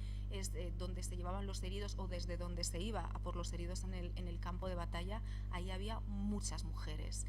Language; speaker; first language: Spanish; native; Spanish